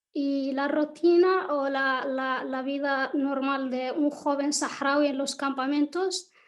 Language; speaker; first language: Spanish; non-native, local second language; Arabic